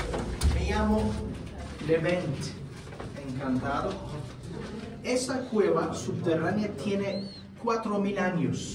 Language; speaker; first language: Spanish; non-native, fluent; Turkish